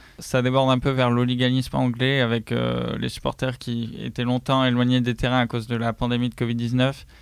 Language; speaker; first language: French; native; French